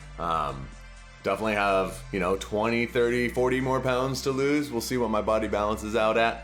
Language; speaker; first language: English; native; English